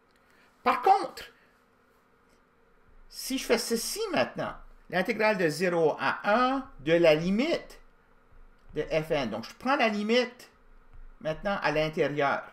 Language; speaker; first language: French; native; French